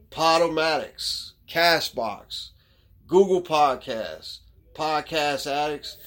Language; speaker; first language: English; native; English